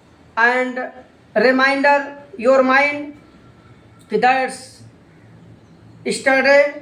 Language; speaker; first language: English; non-native, learner; Hindi